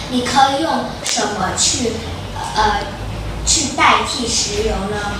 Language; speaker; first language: Chinese; non-native, local second language; Cantonese